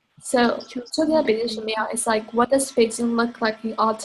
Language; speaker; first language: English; non-native, fluent; Chinese